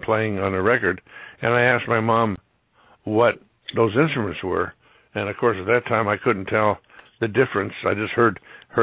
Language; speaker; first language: English; native; English